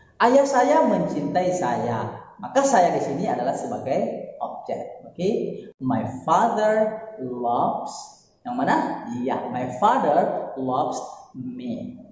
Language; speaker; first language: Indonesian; native; Indonesian